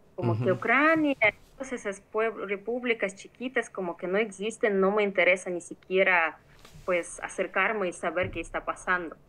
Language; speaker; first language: Spanish; non-native, fluent; Ukrainian